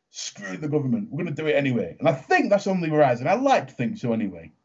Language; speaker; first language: English; native; English